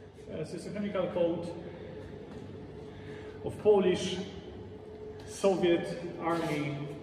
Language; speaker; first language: English; non-native, learner; Polish